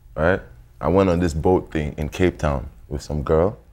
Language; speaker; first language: English; non-native, local second language; Yoruba